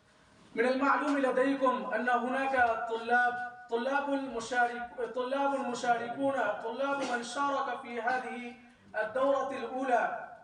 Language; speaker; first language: Arabic; non-native, fluent; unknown